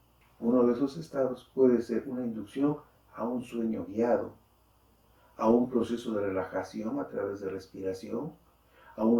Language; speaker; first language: Spanish; native; Spanish